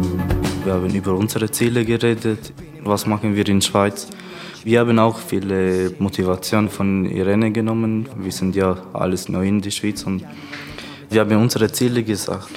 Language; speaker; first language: German; non-native, learner; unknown